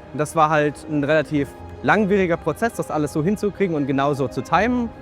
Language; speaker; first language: German; native; German